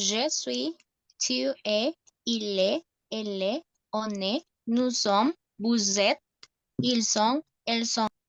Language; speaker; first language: French; non-native, learner; Spanish